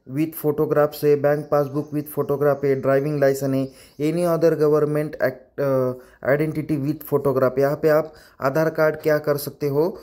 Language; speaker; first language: Hindi; non-native, local second language; Marathi